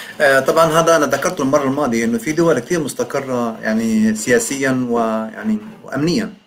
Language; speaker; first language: Arabic; native; Arabic